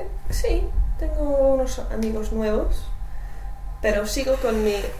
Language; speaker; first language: Spanish; non-native, fluent; English